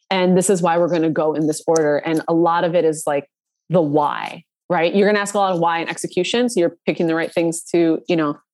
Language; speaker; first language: English; native; English